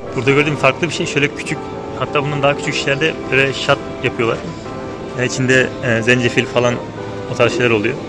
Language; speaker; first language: Turkish; native; Turkish